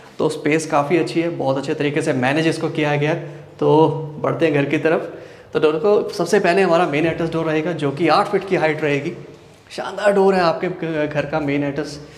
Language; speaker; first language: Hindi; native; Hindi